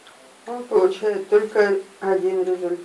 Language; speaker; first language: Russian; native; Russian